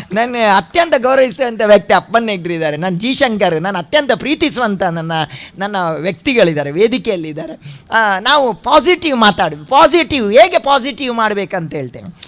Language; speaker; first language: Kannada; non-native, local second language; Tulu